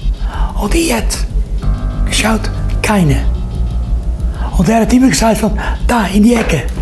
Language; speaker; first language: German; non-native, learner; Dutch